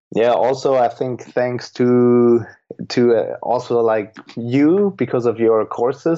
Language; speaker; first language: English; non-native, fluent; German